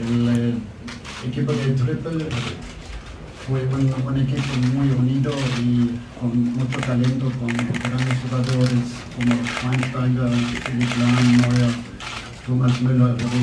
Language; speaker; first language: Spanish; non-native, fluent; German